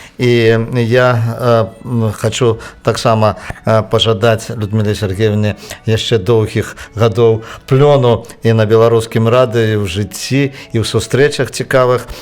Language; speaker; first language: Belarusian; native; Belarusian